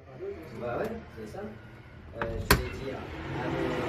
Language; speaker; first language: French; native; French